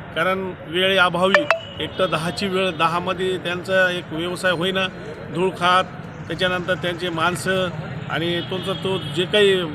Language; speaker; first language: Marathi; native; Marathi